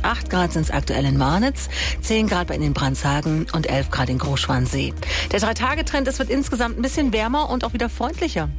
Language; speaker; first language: German; native; German